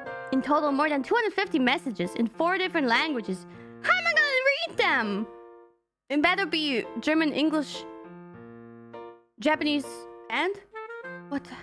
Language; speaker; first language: English; non-native, fluent; German